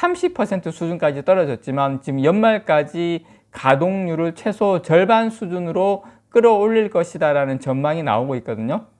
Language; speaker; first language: Korean; native; Korean